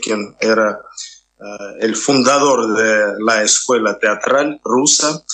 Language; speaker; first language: Spanish; non-native, fluent; Russian